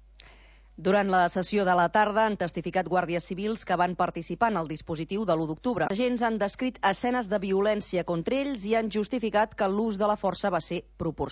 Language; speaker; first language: Catalan; native; Catalan